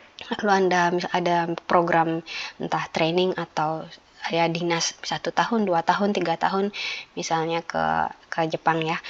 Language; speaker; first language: Indonesian; native; Indonesian